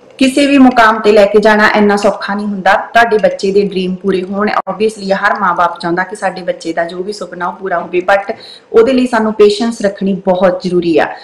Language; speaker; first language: Punjabi; native; Punjabi